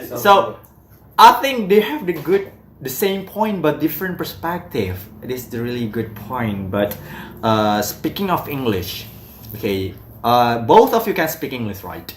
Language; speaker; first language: English; non-native, fluent; Indonesian